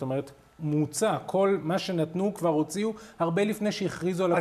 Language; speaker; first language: Hebrew; native; Hebrew